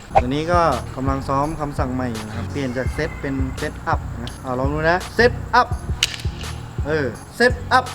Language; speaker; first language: Thai; native; Thai